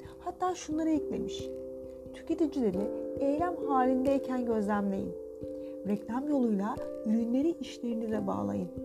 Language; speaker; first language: Turkish; native; Turkish